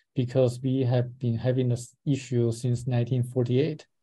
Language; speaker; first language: English; non-native, fluent; Chinese